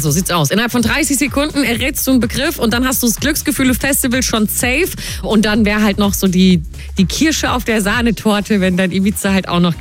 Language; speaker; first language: German; native; German